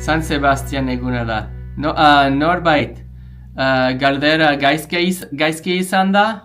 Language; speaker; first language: Basque; non-native, learner; English